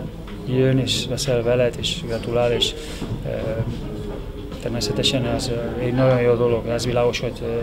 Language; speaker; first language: Hungarian; non-native, learner; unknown